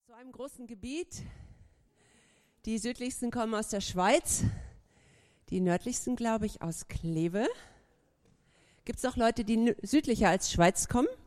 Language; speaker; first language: German; native; German